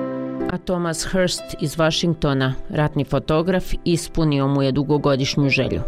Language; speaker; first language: Croatian; native; Croatian